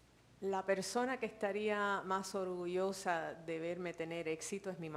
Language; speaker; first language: Spanish; early bilingual, heritage; Spanish